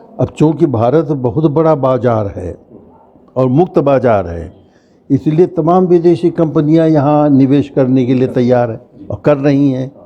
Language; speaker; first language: Hindi; native; Hindi